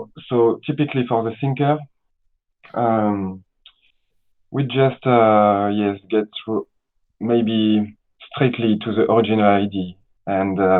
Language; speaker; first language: English; non-native, learner; French